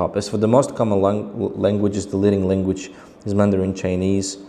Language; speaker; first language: English; non-native, fluent; Uzbek